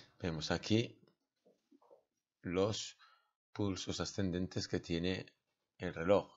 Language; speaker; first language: Spanish; native; Spanish